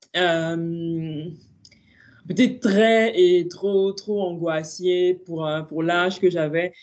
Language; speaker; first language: French; native; French